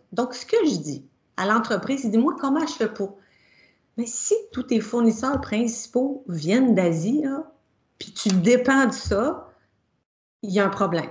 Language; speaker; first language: French; native; French